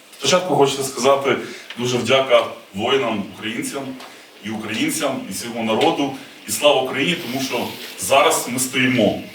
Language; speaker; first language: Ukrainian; native; Ukrainian